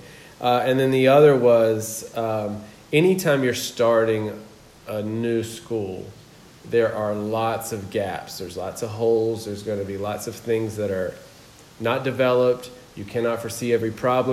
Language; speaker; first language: English; native; English